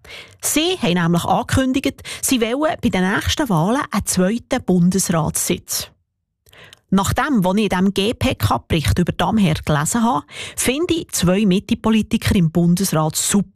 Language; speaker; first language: German; native; German